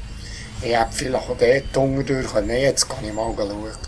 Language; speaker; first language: German; native; German